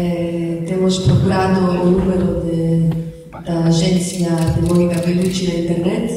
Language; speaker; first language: Portuguese; non-native, learner; Italian